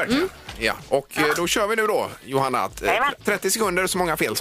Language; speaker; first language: Swedish; native; Swedish